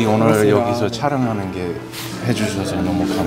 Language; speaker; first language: Korean; early bilingual, heritage; Korean